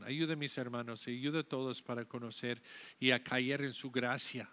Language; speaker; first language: Spanish; non-native, learner; English